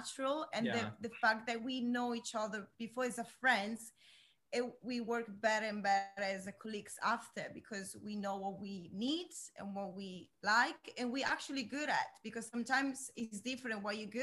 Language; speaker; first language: English; non-native, learner; Italian